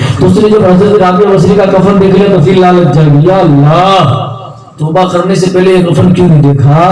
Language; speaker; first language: Urdu; non-native, local second language; Gujarati